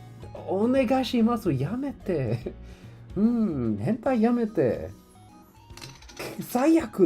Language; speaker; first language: Japanese; non-native, learner; English